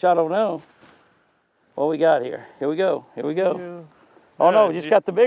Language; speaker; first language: English; native; English